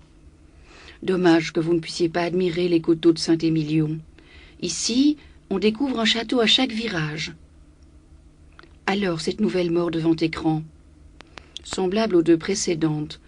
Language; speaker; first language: French; native; French